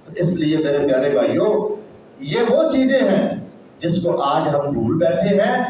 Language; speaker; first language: Urdu; non-native, local second language; Punjabi